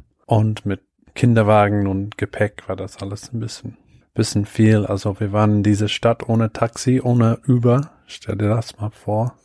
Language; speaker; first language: German; non-native, fluent; English